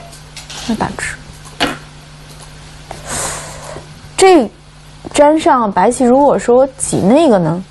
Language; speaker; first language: Chinese; native; Chinese